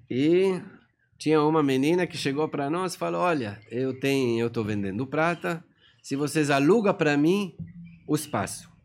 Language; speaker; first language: Portuguese; non-native, fluent; Persian